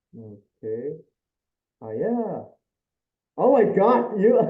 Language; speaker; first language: English; non-native, fluent; Indonesian